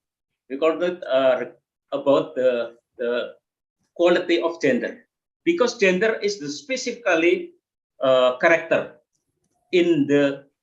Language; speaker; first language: English; non-native, learner; Indonesian